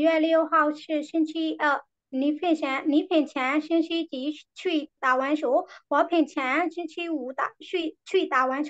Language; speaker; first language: Chinese; non-native, learner; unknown